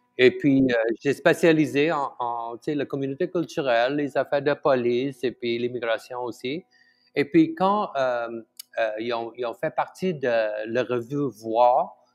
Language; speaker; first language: French; non-native, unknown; Tamil